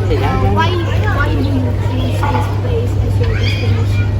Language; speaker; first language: English; non-native, learner; Indonesian